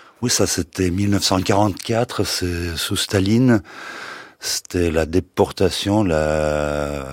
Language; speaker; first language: French; non-native, fluent; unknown